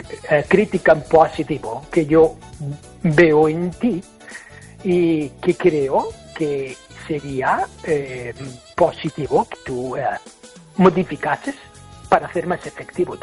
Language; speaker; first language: Spanish; non-native, fluent; English